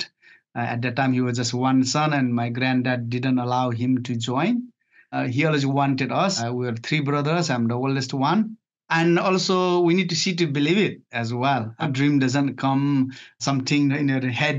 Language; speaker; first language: English; non-native, fluent; Nepali